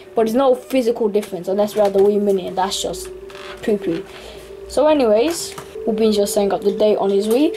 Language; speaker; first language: English; native; English